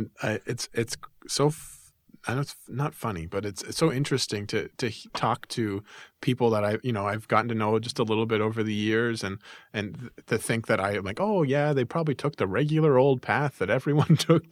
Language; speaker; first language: English; native; English